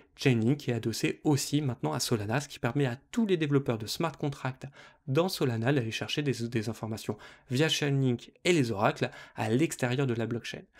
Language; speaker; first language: French; native; French